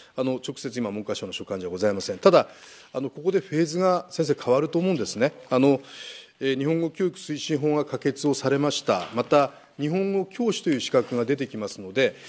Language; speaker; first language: Japanese; native; Japanese